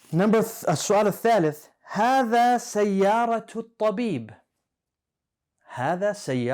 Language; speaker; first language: Arabic; non-native, fluent; English